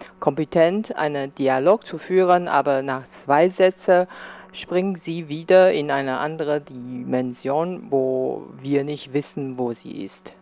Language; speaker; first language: German; non-native, fluent; Chinese